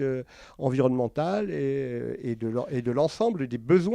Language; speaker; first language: French; native; French